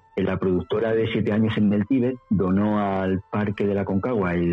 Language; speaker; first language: Spanish; native; Spanish